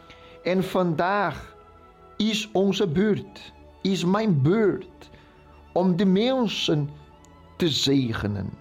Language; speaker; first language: Dutch; non-native, local second language; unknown